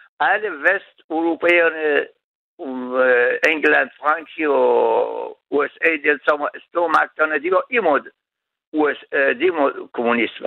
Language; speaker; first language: Danish; non-native, learner; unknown